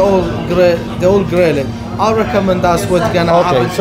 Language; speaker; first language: English; non-native, learner; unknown